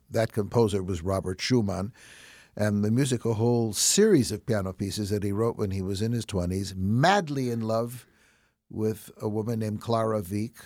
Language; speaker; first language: English; native; English